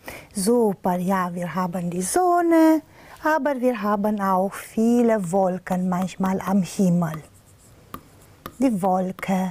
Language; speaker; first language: German; non-native, fluent; Romanian